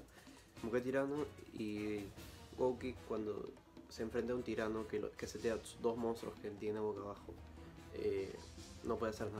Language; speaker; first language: Spanish; native; Spanish